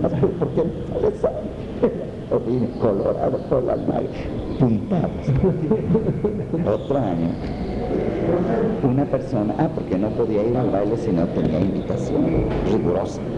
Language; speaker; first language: Spanish; native; Spanish